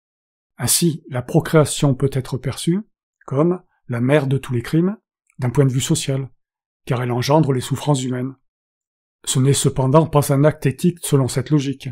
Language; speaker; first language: French; native; French